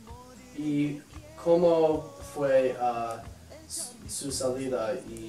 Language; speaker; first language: Spanish; non-native, learner; English